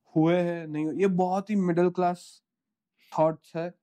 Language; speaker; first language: Hindi; non-native, local second language; Gujarati